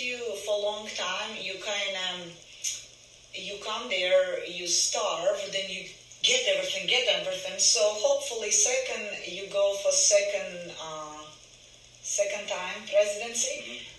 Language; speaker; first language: English; non-native, fluent; Ukrainian